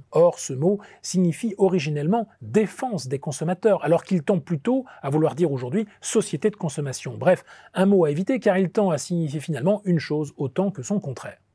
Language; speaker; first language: French; native; French